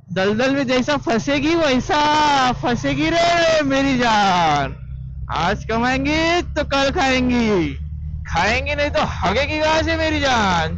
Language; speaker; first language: Hindi; non-native, local second language; Marathi